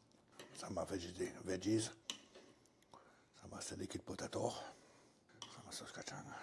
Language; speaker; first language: Indonesian; non-native, learner; French